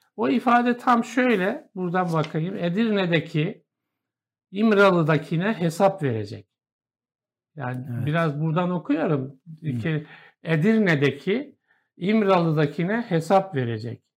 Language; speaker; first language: Turkish; native; Turkish